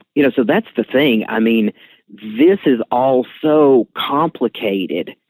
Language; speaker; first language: English; native; English